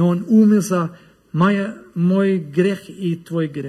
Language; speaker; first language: Russian; non-native, learner; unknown